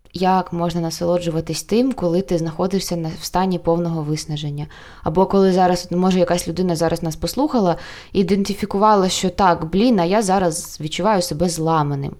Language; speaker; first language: Ukrainian; non-native, local second language; Russian